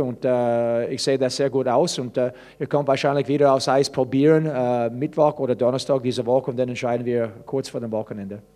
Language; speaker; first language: German; non-native, fluent; English